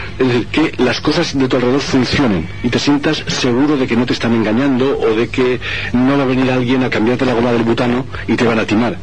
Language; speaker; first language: Spanish; native; Spanish